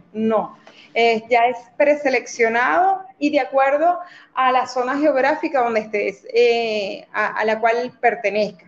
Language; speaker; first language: Spanish; native; Spanish